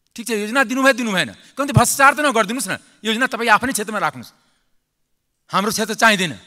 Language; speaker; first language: Nepali; non-native, local second language; Maithili